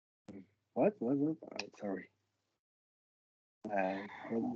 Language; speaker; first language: English; non-native, learner; Spanish